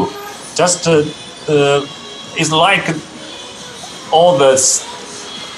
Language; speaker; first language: English; non-native, fluent; Chinese